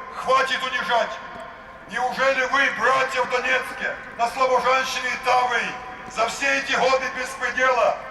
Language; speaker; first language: Russian; non-native, local second language; Ukrainian